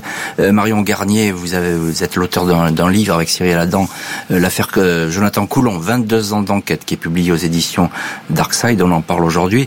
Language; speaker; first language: French; native; French